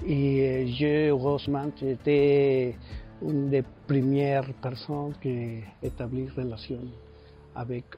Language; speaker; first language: French; non-native, fluent; Spanish